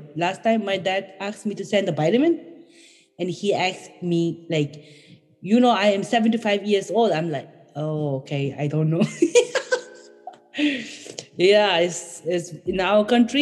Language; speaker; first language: English; non-native, fluent; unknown